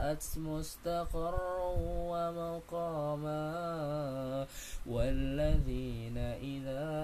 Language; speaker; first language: Arabic; non-native, learner; Indonesian